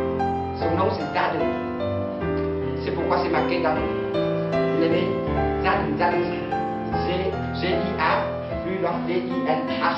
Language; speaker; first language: French; non-native, learner; Vietnamese